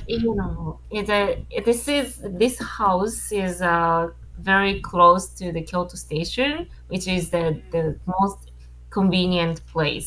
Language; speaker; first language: English; non-native, learner; Japanese